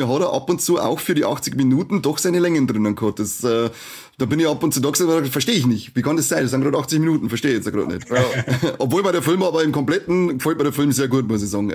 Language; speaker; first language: German; native; German